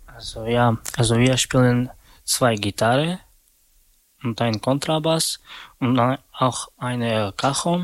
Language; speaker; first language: German; non-native, learner; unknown